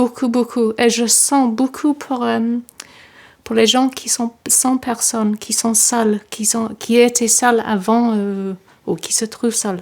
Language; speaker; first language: French; non-native, fluent; English